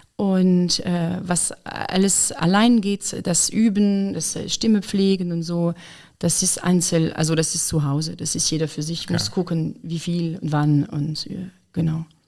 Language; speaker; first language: German; non-native, fluent; French